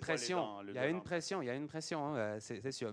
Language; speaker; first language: French; native; French